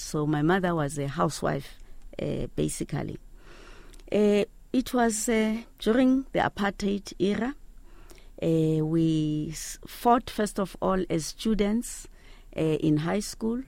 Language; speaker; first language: English; non-native, local second language; Xhosa